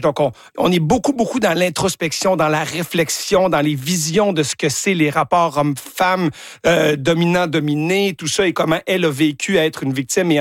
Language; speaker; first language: French; native; French